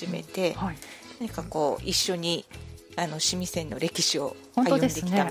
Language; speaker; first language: Japanese; native; Japanese